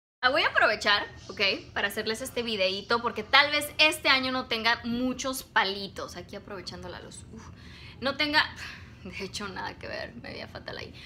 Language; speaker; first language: Spanish; early bilingual, heritage; Spanish